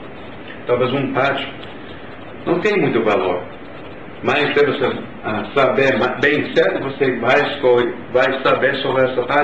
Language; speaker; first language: Portuguese; non-native, learner; English